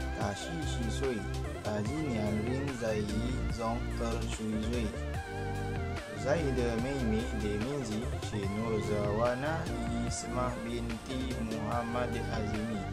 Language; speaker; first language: Chinese; non-native, learner; Malay